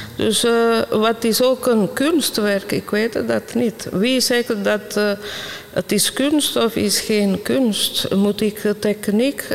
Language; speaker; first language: Dutch; non-native, fluent; Italian